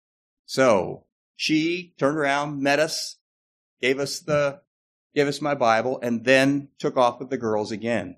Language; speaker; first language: English; native; English